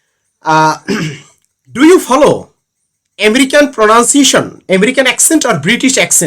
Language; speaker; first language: English; non-native, learner; Bangla